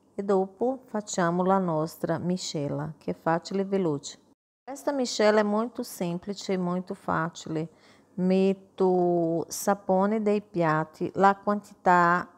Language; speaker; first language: Italian; non-native, fluent; Portuguese